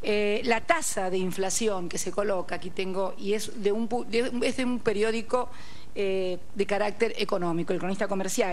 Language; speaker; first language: Spanish; native; Spanish